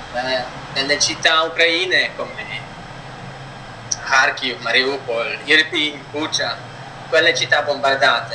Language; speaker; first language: Italian; non-native, fluent; Ukrainian